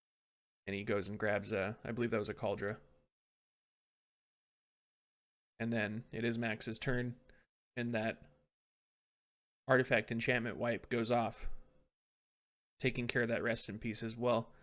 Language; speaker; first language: English; native; English